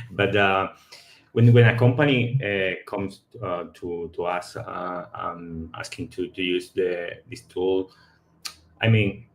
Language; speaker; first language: English; non-native, learner; Spanish